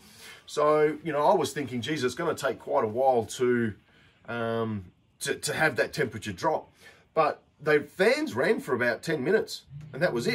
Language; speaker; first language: English; native; English